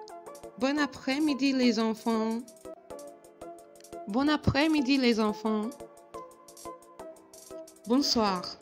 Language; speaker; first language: French; non-native, fluent; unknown